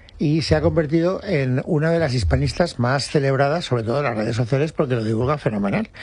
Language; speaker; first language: Spanish; native; Spanish